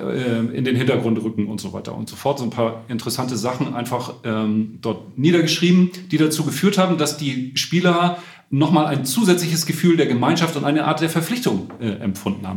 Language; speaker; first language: German; native; German